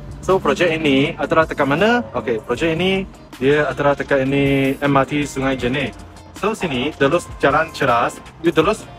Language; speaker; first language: Malay; non-native, local second language; Chinese